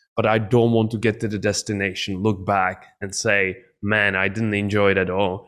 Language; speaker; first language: English; non-native, fluent; Czech